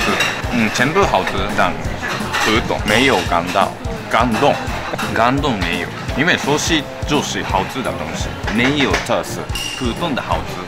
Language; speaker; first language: Chinese; non-native, learner; Japanese